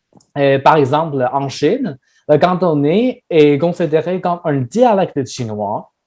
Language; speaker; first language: French; non-native, learner; Chinese